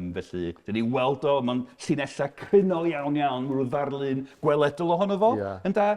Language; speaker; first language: Welsh; non-native, fluent; English